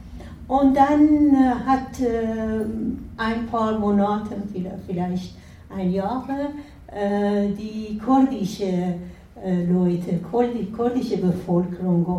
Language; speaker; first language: German; non-native, fluent; Persian